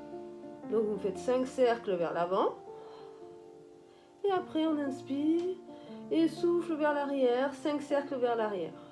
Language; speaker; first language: French; native; French